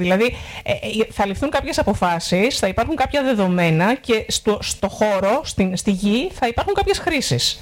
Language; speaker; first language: Greek; native; Greek